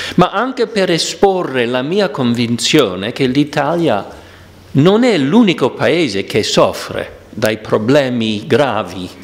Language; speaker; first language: Italian; non-native, fluent; English